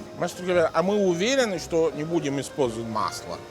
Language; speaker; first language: Russian; non-native, fluent; Italian